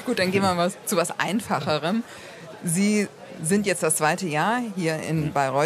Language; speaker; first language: German; native; German